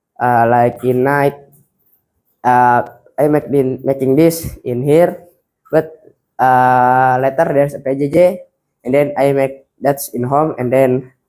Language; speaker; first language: English; non-native, learner; Indonesian